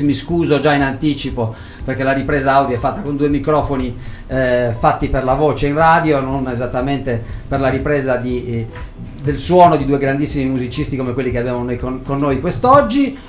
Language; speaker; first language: Italian; native; Italian